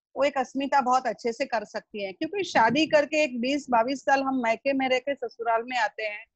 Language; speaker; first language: Hindi; non-native, local second language; Gujarati